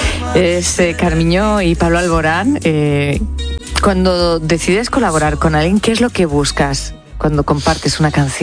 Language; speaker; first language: Spanish; native; Spanish